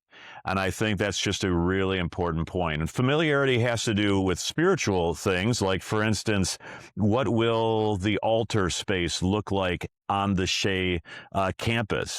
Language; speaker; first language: English; native; English